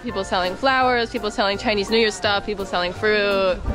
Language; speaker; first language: English; native; English